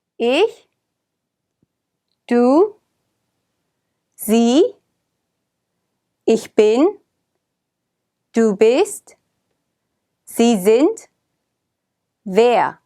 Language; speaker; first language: German; non-native, fluent; Korean